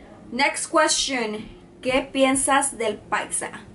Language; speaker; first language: Spanish; early bilingual, heritage; Spanish